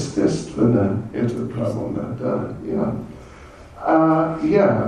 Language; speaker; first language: Russian; non-native, learner; English